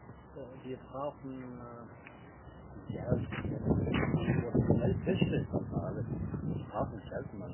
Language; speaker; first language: German; non-native, learner; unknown